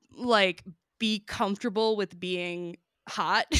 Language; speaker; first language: English; native; English